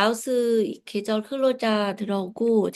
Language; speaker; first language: Korean; non-native, learner; Lao